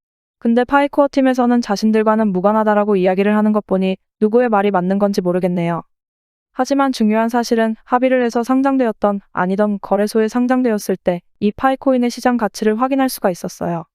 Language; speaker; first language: Korean; native; Korean